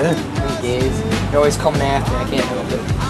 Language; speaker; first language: English; native; English